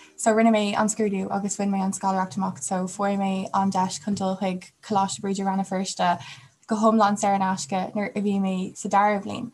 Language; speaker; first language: Irish; non-native, local second language; English